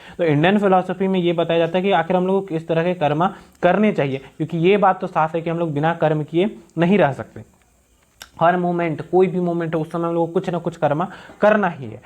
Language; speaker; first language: Hindi; native; Hindi